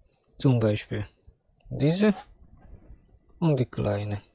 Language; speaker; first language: German; non-native, fluent; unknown